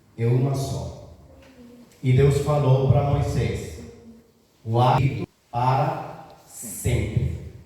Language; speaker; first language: Portuguese; non-native, fluent; Spanish